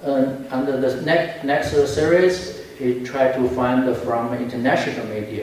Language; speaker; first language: English; non-native, fluent; Chinese